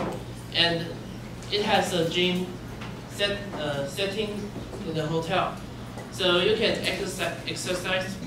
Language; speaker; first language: English; non-native, learner; Chinese